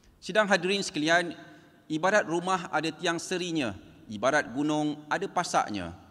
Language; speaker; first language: Malay; native; Malay